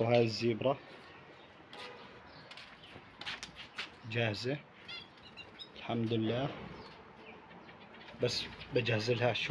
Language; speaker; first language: Arabic; native; Arabic